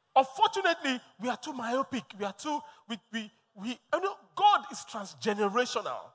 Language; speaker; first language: English; non-native, local second language; Yoruba